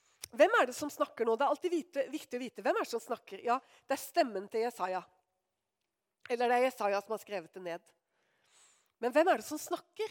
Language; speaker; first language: Norwegian; native; Norwegian